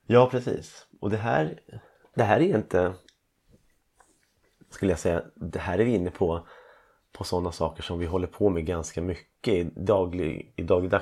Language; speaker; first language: Swedish; native; Swedish